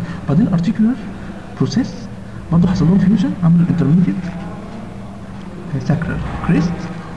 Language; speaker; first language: Arabic; native; Arabic